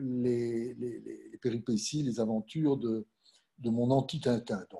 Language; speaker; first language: French; native; French